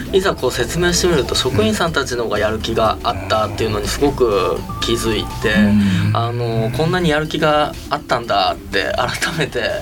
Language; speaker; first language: Japanese; native; Japanese